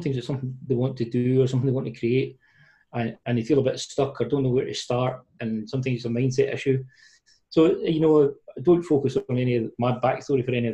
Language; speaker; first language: English; native; English